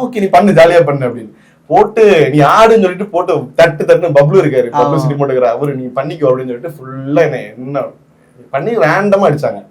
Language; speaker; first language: Tamil; native; Tamil